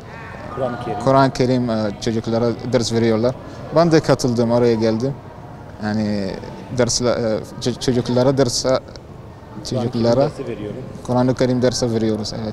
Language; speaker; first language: Turkish; non-native, learner; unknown